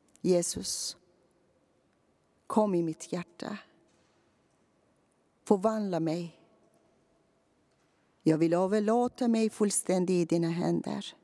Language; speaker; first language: Swedish; non-native, fluent; Persian